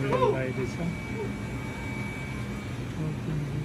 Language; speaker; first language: English; non-native, local second language; Filipino